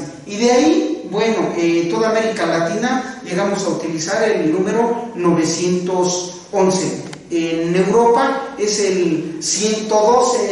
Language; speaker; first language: Spanish; native; Spanish